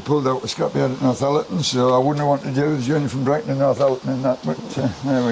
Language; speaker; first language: English; native; English